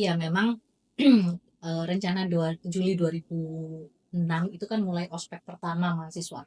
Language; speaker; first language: Indonesian; native; Indonesian